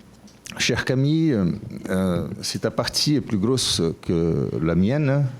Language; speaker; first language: French; non-native, fluent; Portuguese